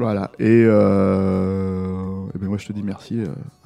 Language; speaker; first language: French; native; French